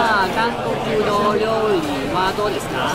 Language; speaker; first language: Japanese; non-native, learner; Cantonese